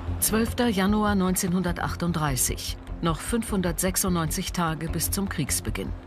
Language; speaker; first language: German; native; German